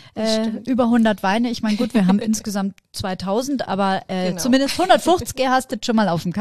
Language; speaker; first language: German; native; German